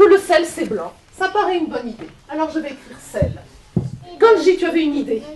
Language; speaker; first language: French; native; French